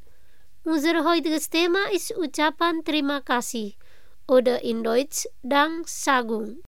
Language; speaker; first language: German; non-native, fluent; Indonesian